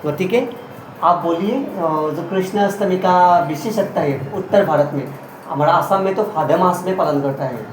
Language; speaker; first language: Hindi; non-native, local second language; Assamese